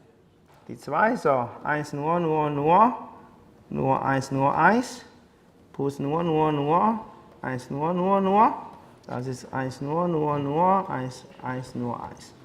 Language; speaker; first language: German; non-native, learner; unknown